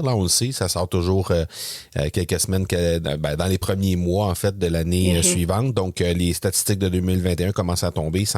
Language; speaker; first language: French; native; French